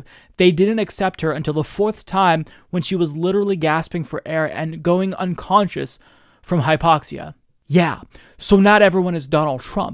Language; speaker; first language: English; native; English